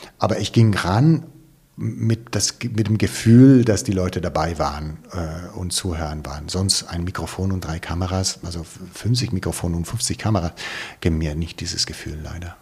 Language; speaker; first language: German; non-native, fluent; Italian